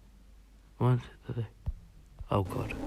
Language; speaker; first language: English; native; English